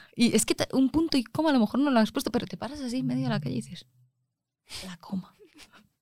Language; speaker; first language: Spanish; native; Spanish